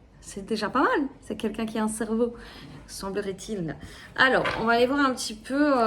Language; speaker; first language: French; native; French